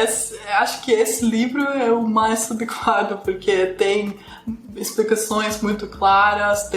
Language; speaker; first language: Portuguese; non-native, fluent; Russian